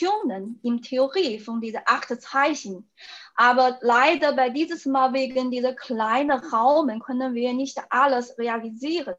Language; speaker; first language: German; non-native, fluent; Chinese